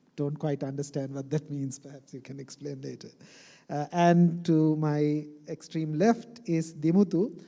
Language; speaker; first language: English; non-native, local second language; Sinhala